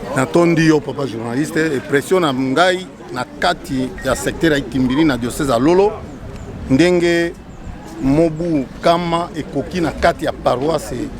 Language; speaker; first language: Lingala; native; Lingala